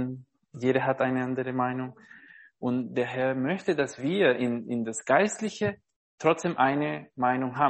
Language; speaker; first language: German; non-native, fluent; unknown